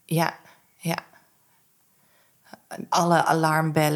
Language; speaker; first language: Dutch; native; Dutch